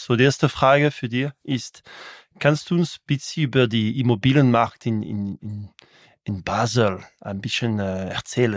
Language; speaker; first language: German; non-native, local second language; French